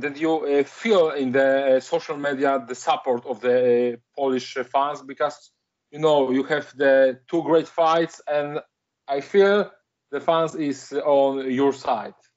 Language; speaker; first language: English; non-native, learner; Polish